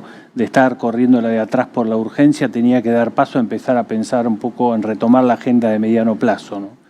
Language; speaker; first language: Spanish; native; Spanish